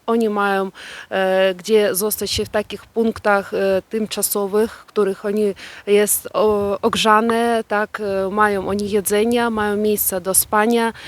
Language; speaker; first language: Polish; non-native, learner; Ukrainian